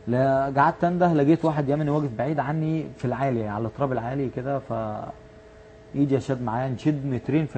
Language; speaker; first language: Arabic; native; Arabic